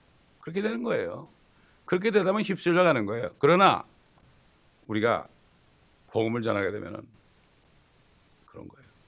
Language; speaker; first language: Korean; native; Korean